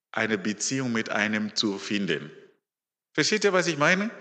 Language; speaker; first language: German; non-native, fluent; Shona